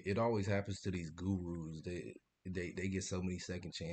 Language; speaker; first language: English; native; English